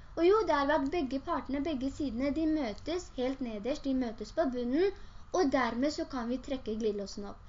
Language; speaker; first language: Norwegian; early bilingual, other home language; Urdu